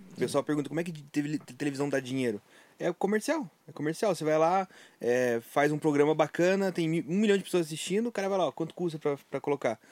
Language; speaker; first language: Portuguese; native; Portuguese